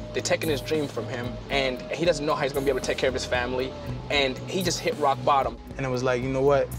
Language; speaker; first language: English; native; English